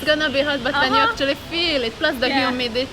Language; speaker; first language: English; non-native, fluent; Hungarian